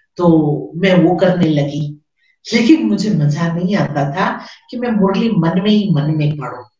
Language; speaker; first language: Hindi; non-native, local second language; Gujarati